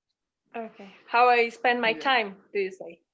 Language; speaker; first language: English; non-native, fluent; Spanish